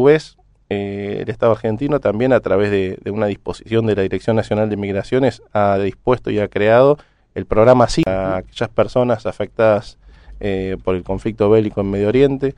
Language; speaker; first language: Spanish; native; Spanish